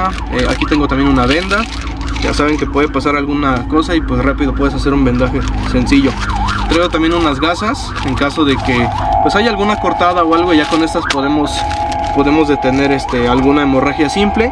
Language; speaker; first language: Spanish; native; Spanish